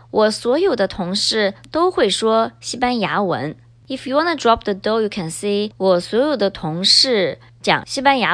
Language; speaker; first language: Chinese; early bilingual, heritage; Chinese